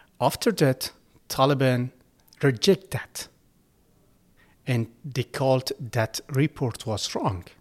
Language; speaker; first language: English; non-native, learner; Persian